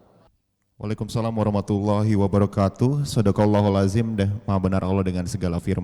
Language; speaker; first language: Indonesian; native; Indonesian